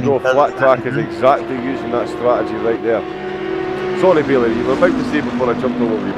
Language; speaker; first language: English; native; English